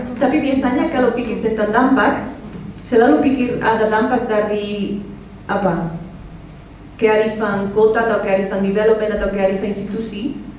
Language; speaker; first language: Indonesian; non-native, fluent; Spanish